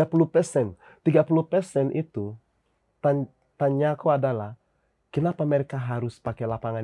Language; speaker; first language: Indonesian; non-native, fluent; English